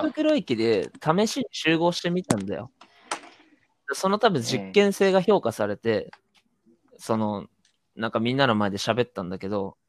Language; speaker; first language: Japanese; native; Japanese